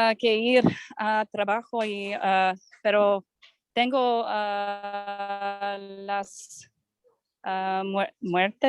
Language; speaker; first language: Spanish; non-native, learner; English